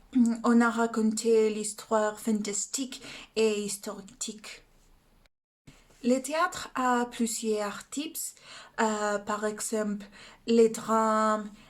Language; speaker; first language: French; non-native, learner; Spanish